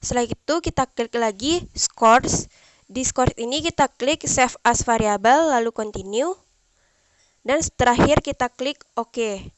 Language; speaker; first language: Indonesian; native; Indonesian